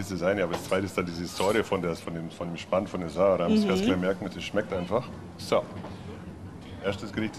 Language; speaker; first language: German; native; German